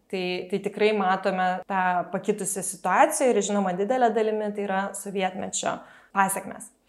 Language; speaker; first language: Lithuanian; native; Lithuanian